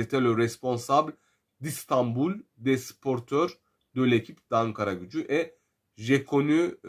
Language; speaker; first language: French; non-native, fluent; Turkish